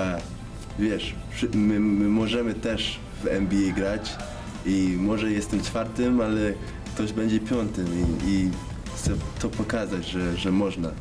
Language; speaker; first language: Polish; early bilingual, heritage; English